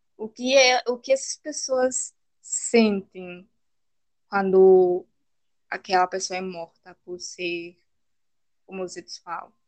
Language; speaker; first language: Portuguese; non-native, fluent; Spanish